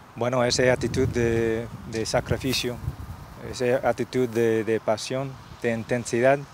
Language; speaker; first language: Spanish; non-native, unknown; English